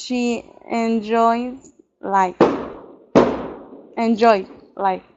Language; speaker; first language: English; non-native, learner; Spanish